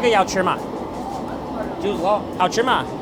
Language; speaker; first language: Chinese; non-native, fluent; English